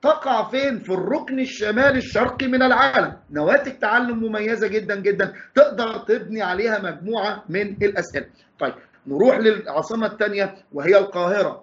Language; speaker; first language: Arabic; native; Arabic